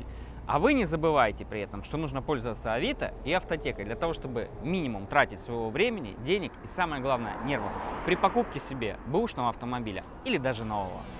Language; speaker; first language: Russian; native; Russian